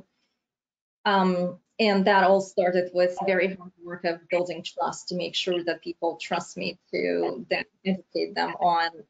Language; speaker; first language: English; non-native, fluent; Romanian